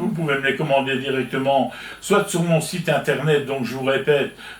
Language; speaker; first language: French; native; French